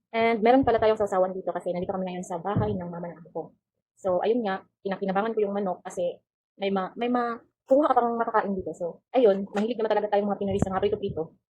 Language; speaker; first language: Filipino; non-native, local second language; Cebuano